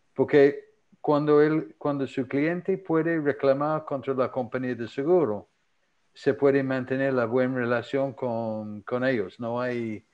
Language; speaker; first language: Spanish; non-native, fluent; English